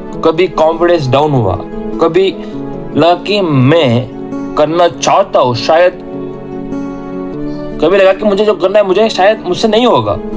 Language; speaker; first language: Hindi; non-native, local second language; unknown